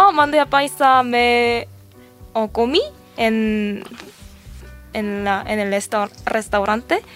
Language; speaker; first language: Spanish; non-native, learner; Korean